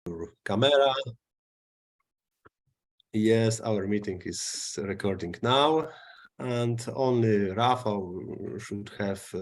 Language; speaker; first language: English; non-native, fluent; Polish